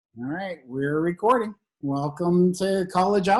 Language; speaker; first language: English; native; English